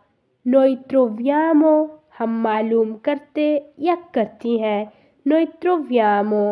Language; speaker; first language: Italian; non-native, fluent; Urdu